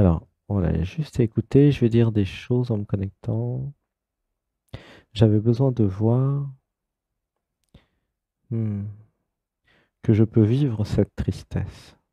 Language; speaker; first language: French; native; French